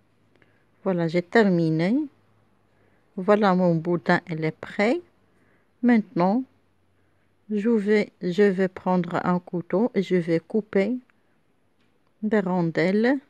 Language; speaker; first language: French; non-native, local second language; Arabic